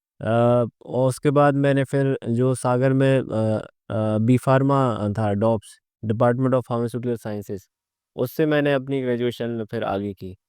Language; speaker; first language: Hindi; native; Hindi